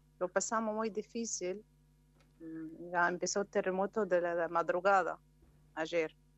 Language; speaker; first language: Spanish; non-native, fluent; Arabic